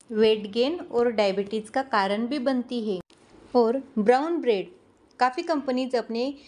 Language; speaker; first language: Hindi; non-native, local second language; Marathi